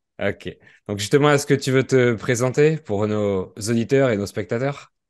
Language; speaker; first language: French; native; French